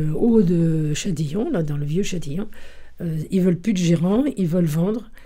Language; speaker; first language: French; early bilingual, other home language; Italian